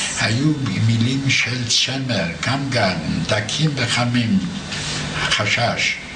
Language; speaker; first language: Hebrew; non-native, fluent; Yiddish